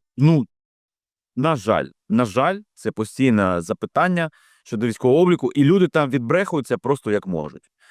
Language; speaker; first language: Ukrainian; native; Ukrainian